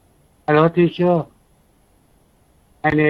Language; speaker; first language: English; non-native, learner; Thai